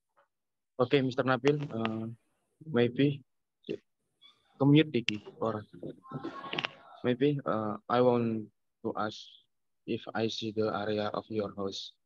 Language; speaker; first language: English; non-native, learner; Indonesian